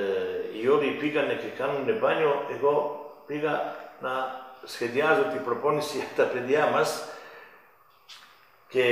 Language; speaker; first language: Greek; non-native, fluent; Serbian